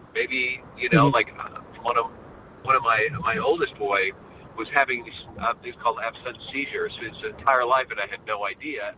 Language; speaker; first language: English; native; English